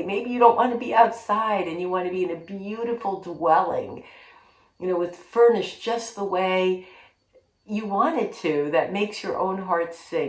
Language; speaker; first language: English; native; English